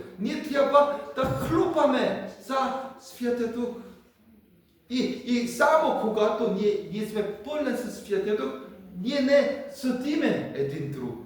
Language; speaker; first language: Bulgarian; non-native, learner; Korean